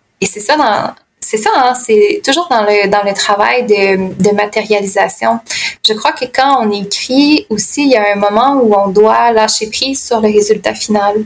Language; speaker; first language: French; native; French